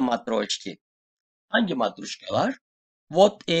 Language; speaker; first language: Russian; non-native, fluent; Turkish